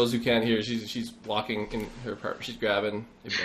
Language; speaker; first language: English; native; English